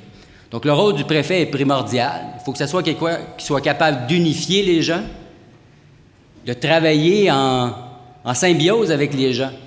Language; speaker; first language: French; native; French